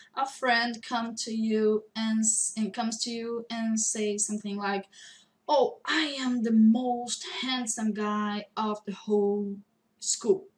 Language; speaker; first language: English; non-native, fluent; Portuguese